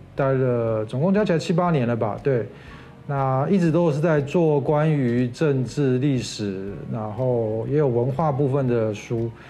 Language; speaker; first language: Chinese; native; Chinese